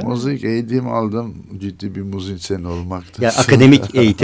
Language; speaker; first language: Turkish; non-native, learner; Armenian